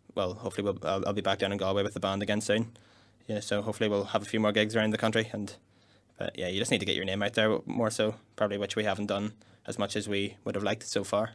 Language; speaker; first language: English; native; English